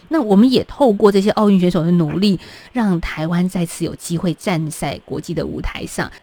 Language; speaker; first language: Chinese; native; Chinese